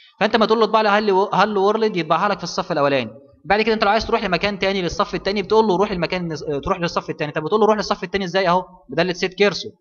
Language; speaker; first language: Arabic; native; Arabic